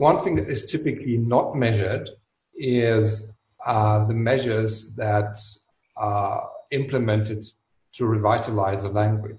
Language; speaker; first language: English; non-native, fluent; German